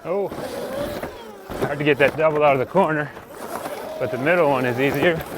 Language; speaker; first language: English; native; English